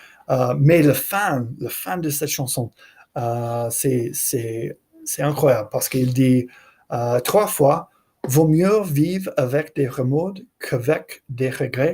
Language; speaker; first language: French; non-native, learner; English